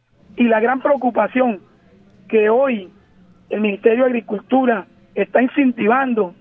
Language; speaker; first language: Spanish; native; Spanish